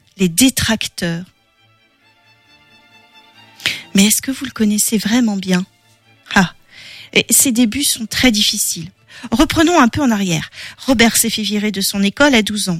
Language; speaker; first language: French; native; French